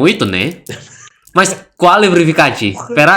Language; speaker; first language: Portuguese; non-native, learner; Indonesian